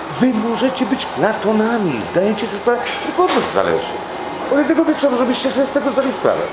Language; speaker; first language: Polish; native; Polish